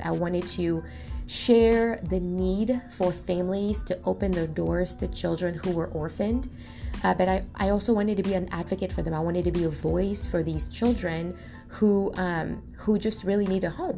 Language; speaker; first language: English; non-native, fluent; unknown